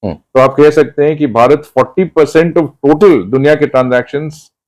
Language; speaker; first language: Hindi; non-native, local second language; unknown